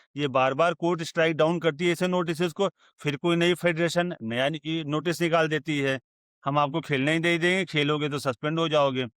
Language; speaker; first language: Hindi; native; Hindi